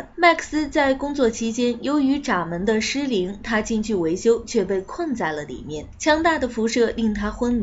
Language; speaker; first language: Chinese; native; Chinese